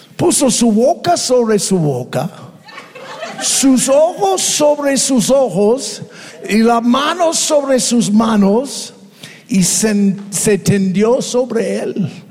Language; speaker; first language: Spanish; non-native, fluent; English